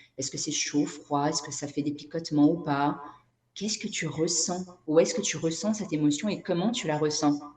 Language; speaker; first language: French; non-native, fluent; Portuguese